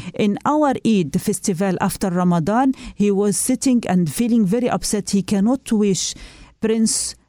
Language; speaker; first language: English; non-native, learner; Arabic